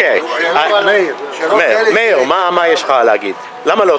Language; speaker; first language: Hebrew; non-native, fluent; English